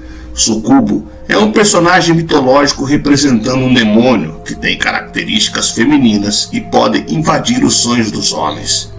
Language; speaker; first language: Portuguese; native; Portuguese